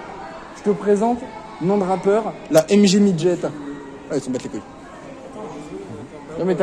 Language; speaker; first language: French; native; French